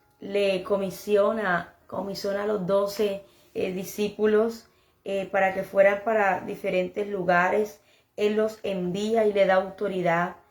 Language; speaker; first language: Spanish; native; Spanish